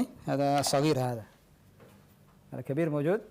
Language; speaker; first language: Arabic; non-native, fluent; Indonesian